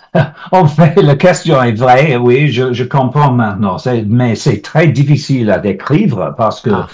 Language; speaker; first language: French; non-native, learner; English